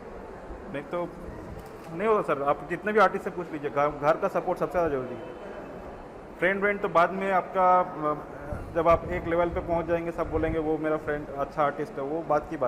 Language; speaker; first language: Hindi; native; Hindi